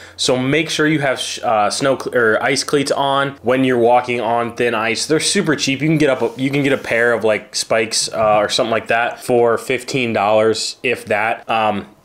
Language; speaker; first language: English; native; English